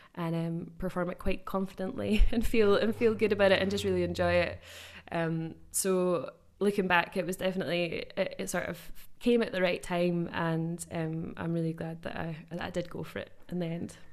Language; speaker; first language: English; native; English